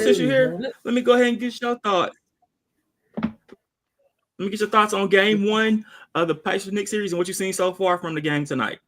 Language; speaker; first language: English; native; English